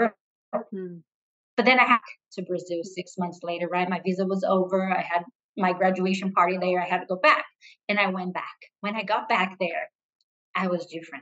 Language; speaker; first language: English; non-native, fluent; Portuguese